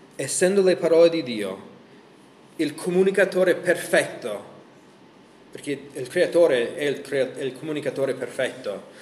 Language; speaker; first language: Italian; non-native, fluent; English